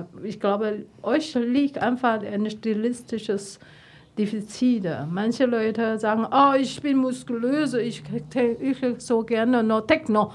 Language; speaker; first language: German; non-native, learner; Chinese